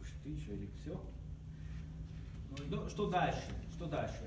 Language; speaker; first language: Russian; non-native, learner; Hungarian